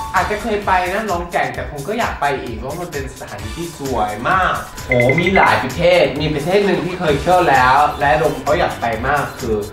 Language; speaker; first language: Thai; early bilingual, heritage; English